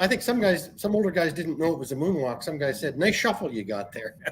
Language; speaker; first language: English; native; English